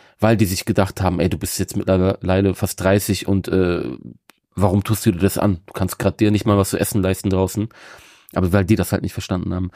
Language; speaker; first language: German; native; German